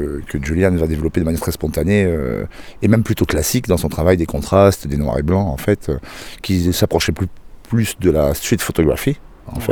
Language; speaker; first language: French; native; French